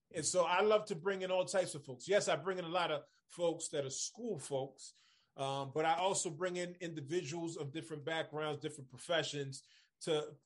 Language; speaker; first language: English; early bilingual, other home language; Spanish